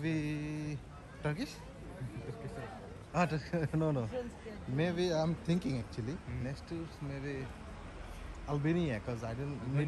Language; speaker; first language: English; non-native, learner; Bangla